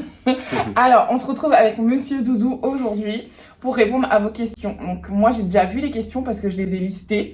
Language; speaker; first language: French; native; French